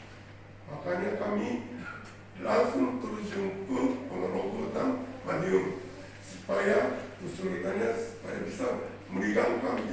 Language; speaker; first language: Indonesian; non-native, fluent; Japanese